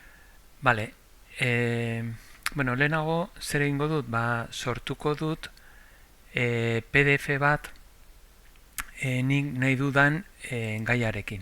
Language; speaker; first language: Basque; non-native, local second language; Spanish